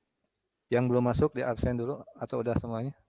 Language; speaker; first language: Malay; non-native, local second language; Sundanese